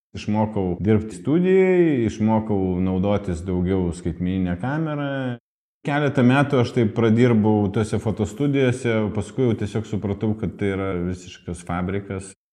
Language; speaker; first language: Lithuanian; non-native, local second language; Russian